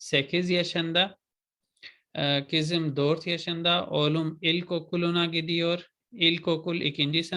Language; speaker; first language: Turkish; non-native, fluent; Urdu